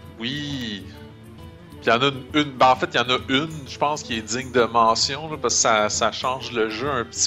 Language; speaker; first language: French; native; French